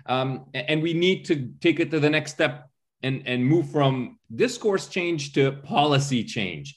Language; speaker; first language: English; early bilingual, other home language; Arabic